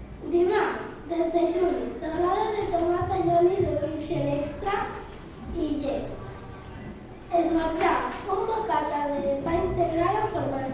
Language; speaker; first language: Catalan; non-native, local second language; Spanish